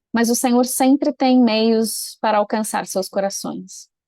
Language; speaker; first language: Portuguese; native; Portuguese